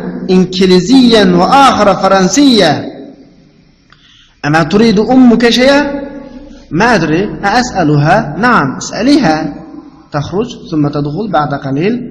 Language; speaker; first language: Arabic; non-native, fluent; Uyghur